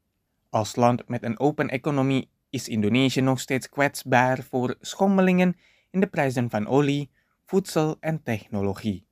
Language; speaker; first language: Dutch; non-native, fluent; Indonesian